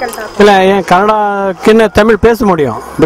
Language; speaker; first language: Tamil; non-native, local second language; Kannada